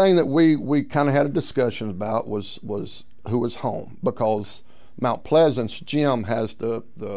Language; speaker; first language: English; native; English